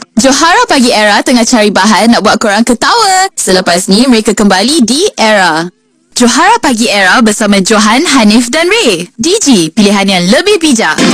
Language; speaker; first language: Malay; native; Malay